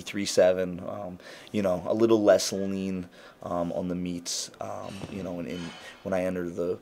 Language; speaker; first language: English; native; English